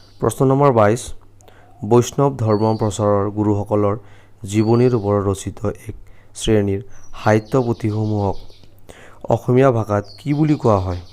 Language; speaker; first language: Assamese; native; Assamese